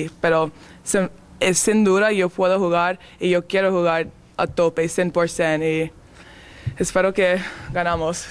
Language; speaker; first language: Spanish; non-native, learner; English